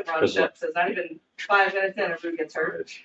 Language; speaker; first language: English; native; English